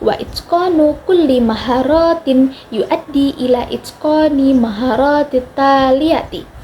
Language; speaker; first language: Arabic; non-native, learner; Indonesian